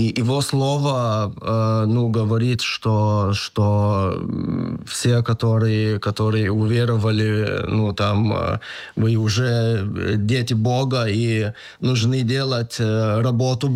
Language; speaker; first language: Russian; non-native, learner; Lithuanian